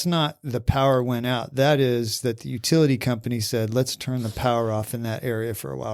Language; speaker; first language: English; native; English